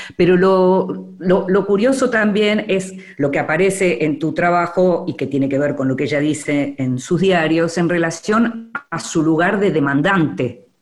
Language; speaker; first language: Spanish; native; Spanish